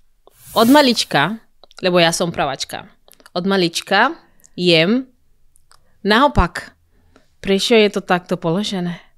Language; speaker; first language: Slovak; non-native, learner; Spanish